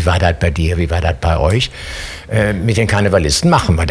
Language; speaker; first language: German; native; German